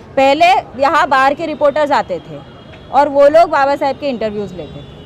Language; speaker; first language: Hindi; non-native, local second language; Marathi